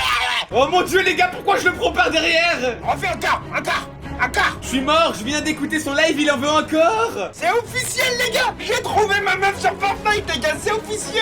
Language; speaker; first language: French; native; French